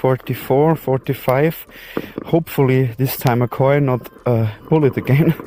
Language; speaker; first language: English; non-native, learner; German